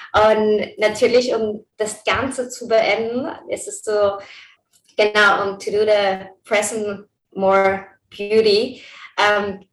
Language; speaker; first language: German; non-native, fluent; Spanish